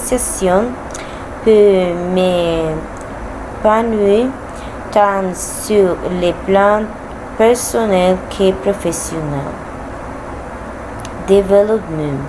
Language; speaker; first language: French; non-native, learner; Spanish